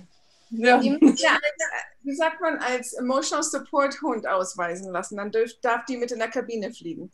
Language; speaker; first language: German; native; German